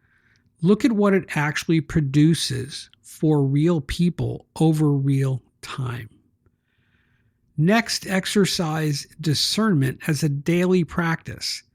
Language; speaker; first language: English; native; English